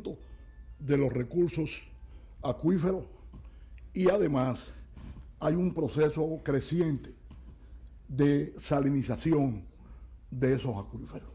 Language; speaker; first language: Spanish; native; Spanish